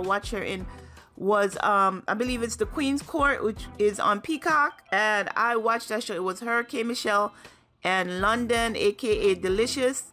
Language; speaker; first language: English; native; English